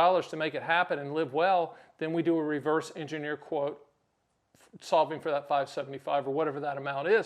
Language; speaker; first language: English; native; English